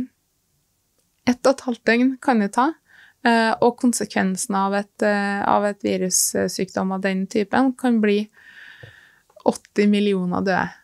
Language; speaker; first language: Norwegian; native; Norwegian